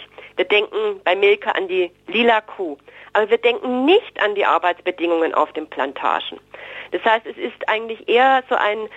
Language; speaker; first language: German; native; German